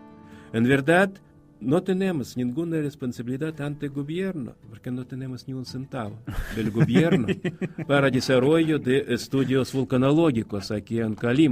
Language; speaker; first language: Spanish; non-native, fluent; Russian